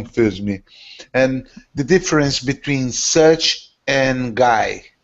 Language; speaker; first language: English; non-native, learner; Portuguese